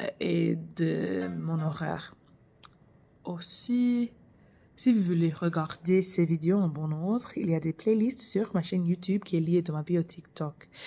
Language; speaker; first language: French; non-native, learner; English